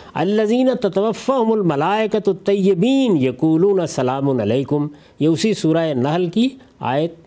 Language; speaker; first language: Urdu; non-native, local second language; Punjabi